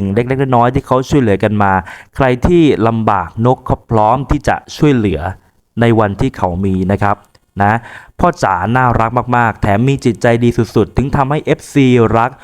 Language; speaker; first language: Thai; native; Thai